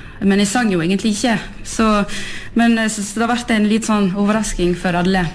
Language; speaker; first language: Norwegian; non-native, fluent; French